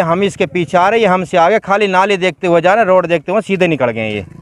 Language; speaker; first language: Hindi; native; Hindi